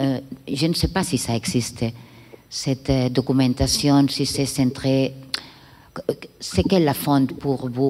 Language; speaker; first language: French; non-native, learner; Catalan